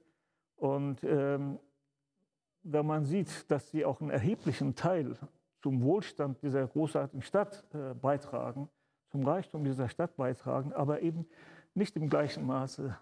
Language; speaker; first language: German; early bilingual, other home language; Turkish